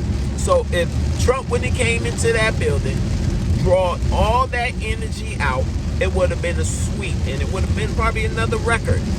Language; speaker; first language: English; native; English